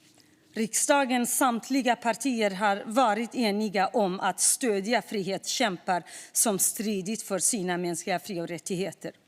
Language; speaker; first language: Swedish; non-native, fluent; Kurdish